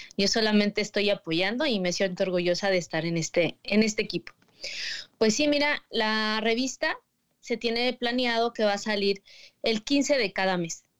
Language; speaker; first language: Spanish; native; Spanish